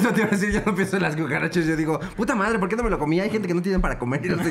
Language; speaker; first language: Spanish; native; Spanish